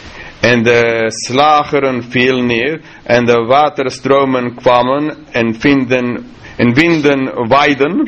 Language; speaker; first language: Dutch; non-native, fluent; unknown